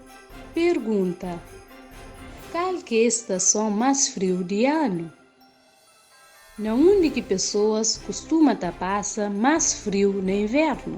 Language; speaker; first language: Portuguese; non-native, local second language; Kabuverdianu